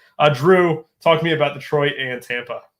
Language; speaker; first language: English; native; English